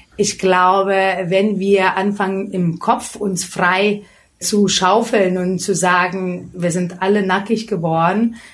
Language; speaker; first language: German; non-native, fluent; Lithuanian